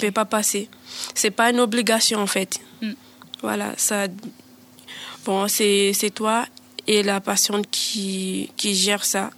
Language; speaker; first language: French; non-native, learner; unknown